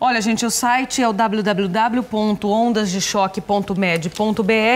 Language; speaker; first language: Portuguese; native; Portuguese